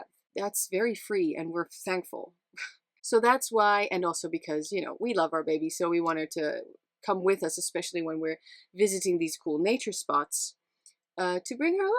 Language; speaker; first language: English; non-native, fluent; Dutch